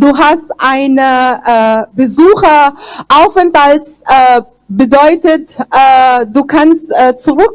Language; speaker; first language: German; non-native, fluent; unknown